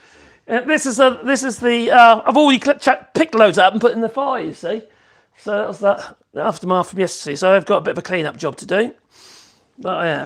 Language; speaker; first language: English; native; English